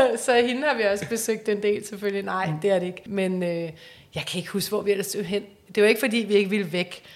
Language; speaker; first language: Danish; native; Danish